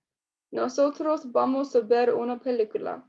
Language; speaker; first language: Spanish; non-native, fluent; English